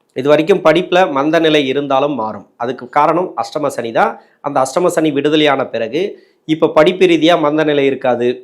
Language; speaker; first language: Tamil; native; Tamil